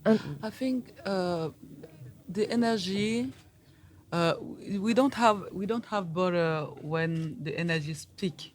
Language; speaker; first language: English; non-native, learner; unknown